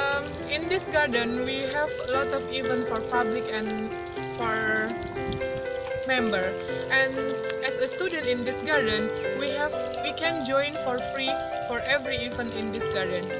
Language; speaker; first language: English; non-native, learner; Indonesian